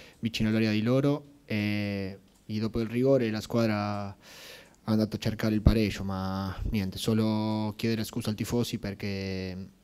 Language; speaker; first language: Italian; non-native, fluent; Spanish